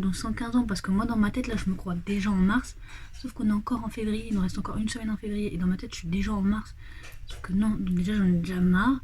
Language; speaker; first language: French; native; French